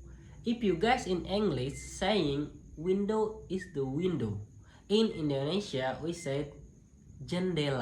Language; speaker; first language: English; non-native, local second language; Indonesian